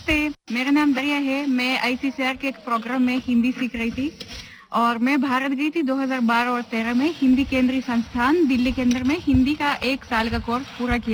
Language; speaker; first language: Hindi; non-native, fluent; Russian